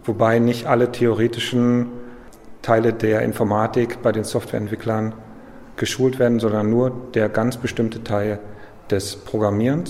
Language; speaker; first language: German; native; German